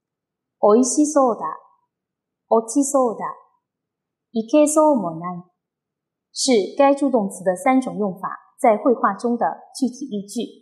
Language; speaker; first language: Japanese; non-native, fluent; Chinese